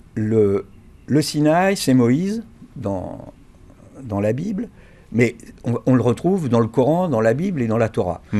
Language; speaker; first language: French; native; French